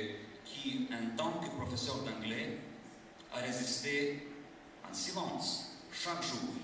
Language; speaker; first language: French; non-native, fluent; Lithuanian